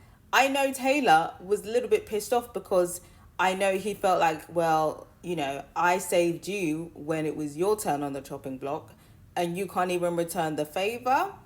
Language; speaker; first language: English; native; English